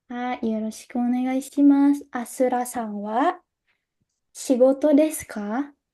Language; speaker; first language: Japanese; non-native, fluent; Indonesian